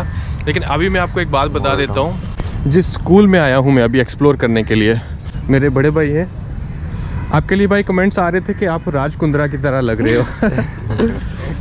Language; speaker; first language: Hindi; native; Hindi